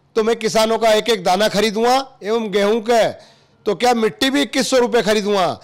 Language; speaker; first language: Hindi; native; Hindi